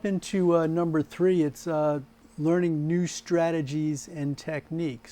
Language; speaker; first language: English; native; English